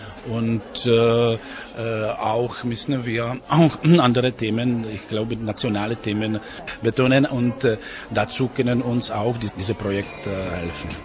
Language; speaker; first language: German; non-native, learner; Czech